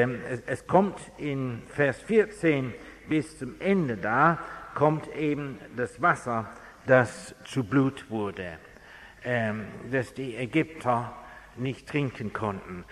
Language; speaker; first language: German; non-native, fluent; English